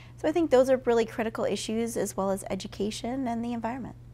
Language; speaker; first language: English; native; English